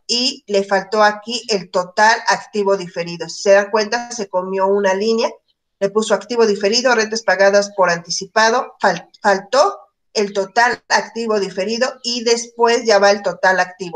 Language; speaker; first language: Spanish; native; Spanish